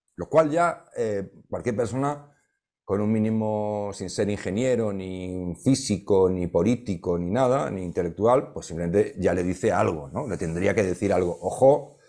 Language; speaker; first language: Spanish; native; Spanish